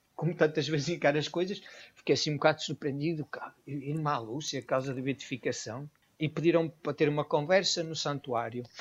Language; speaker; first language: Portuguese; native; Portuguese